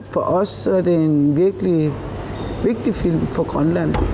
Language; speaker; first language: Danish; non-native, local second language; Kalaallisut